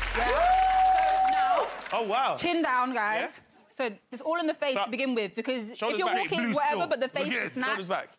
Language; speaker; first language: English; native; English